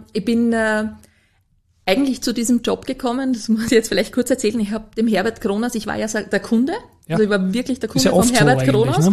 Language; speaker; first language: German; native; German